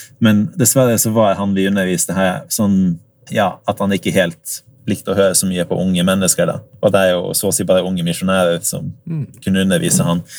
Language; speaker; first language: Norwegian; early bilingual, other home language; English